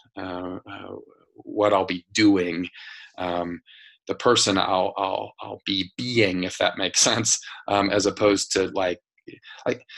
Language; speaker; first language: English; native; English